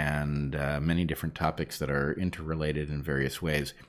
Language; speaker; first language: English; native; English